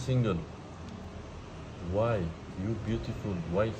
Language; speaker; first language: English; non-native, fluent; Persian